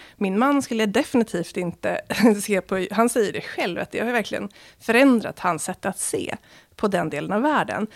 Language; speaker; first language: Swedish; early bilingual, other home language; Arabic